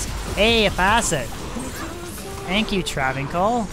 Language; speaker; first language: English; native; English